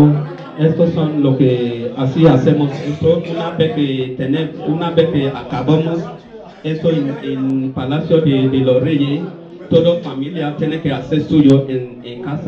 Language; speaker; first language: Spanish; non-native, learner; Bini